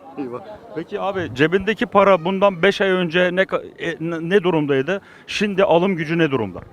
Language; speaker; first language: Turkish; native; Turkish